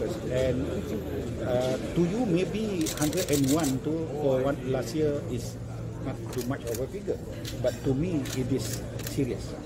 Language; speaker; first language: English; non-native, local second language; Malay